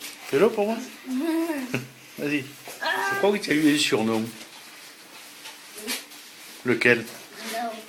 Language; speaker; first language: French; native; French